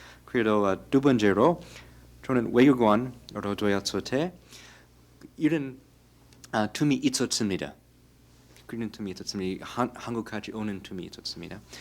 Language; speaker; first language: Korean; non-native, fluent; English